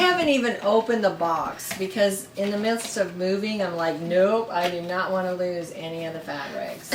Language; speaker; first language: English; native; English